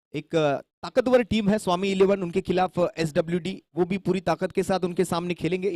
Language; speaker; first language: Hindi; non-native, local second language; Marathi